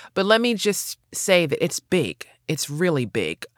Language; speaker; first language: English; native; English